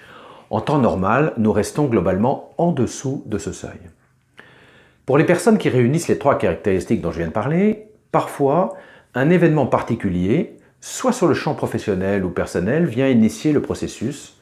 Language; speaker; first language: French; native; French